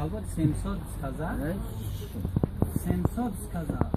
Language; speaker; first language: Russian; non-native, learner; Tajik